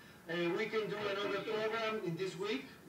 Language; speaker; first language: English; non-native, learner; Spanish